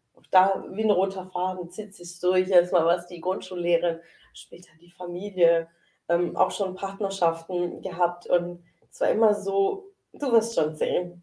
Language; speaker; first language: German; early bilingual, other home language; Italian